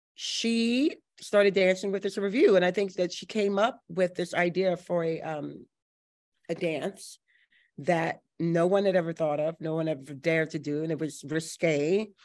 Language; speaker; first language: English; native; English